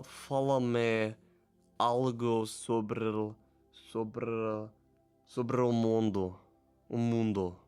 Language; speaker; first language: Portuguese; non-native, learner; German